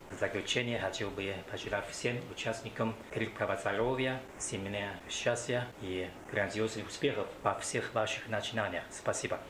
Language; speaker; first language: Russian; non-native, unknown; Chinese